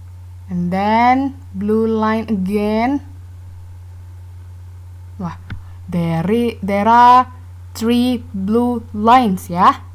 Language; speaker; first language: English; non-native, learner; Indonesian